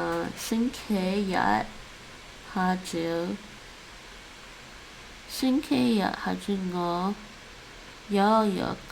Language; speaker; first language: Chinese; non-native, learner; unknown